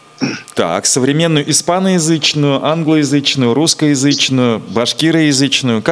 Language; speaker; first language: Russian; native; Russian